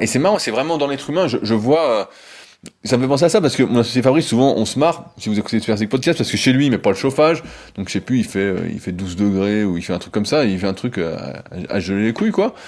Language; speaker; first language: French; native; French